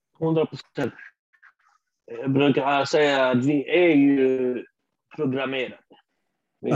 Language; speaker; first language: Swedish; early bilingual, other home language; Arabic